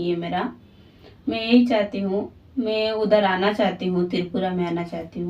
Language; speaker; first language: Hindi; non-native, local second language; Odia